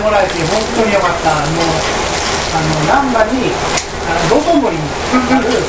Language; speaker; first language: Japanese; native; Japanese